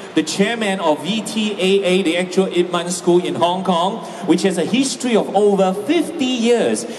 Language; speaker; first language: English; non-native, local second language; Chinese